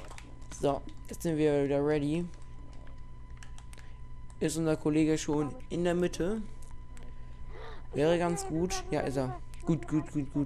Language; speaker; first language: German; native; German